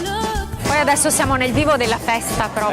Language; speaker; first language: Italian; native; Italian